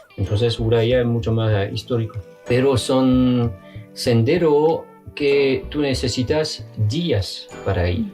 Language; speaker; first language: Spanish; non-native, fluent; French